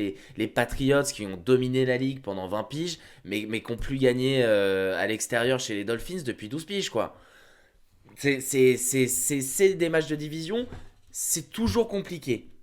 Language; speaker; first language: French; native; French